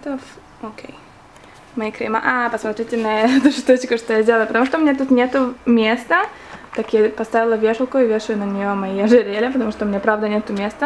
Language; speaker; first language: Russian; early bilingual, heritage; Russian